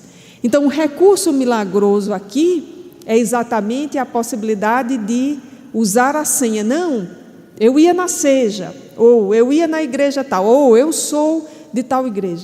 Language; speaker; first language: Portuguese; native; Portuguese